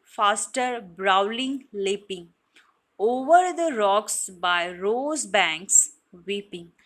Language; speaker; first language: English; non-native, local second language; Gujarati